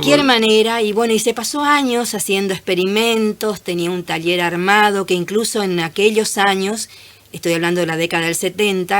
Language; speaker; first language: Spanish; native; Spanish